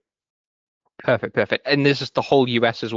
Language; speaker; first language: English; native; English